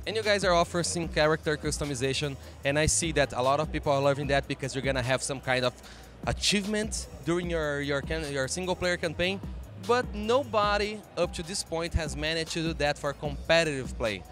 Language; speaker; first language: English; non-native, fluent; Portuguese